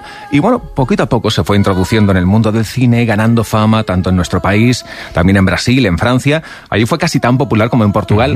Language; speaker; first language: Spanish; native; Spanish